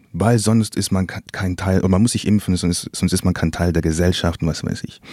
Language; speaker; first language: German; native; German